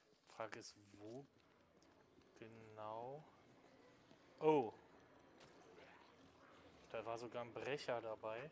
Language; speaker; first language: German; native; German